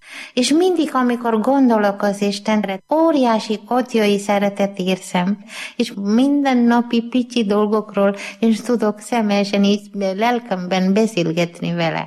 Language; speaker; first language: Hungarian; non-native, learner; Malayalam